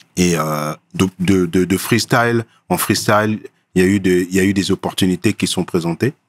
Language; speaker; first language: French; early bilingual, other home language; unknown